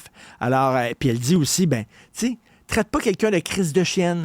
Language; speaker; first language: French; native; French